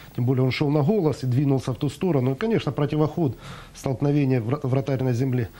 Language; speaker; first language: Russian; native; Russian